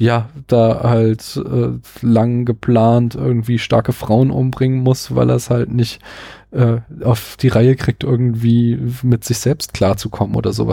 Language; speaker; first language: German; native; German